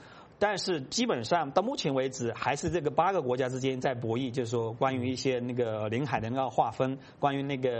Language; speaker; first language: Chinese; native; Chinese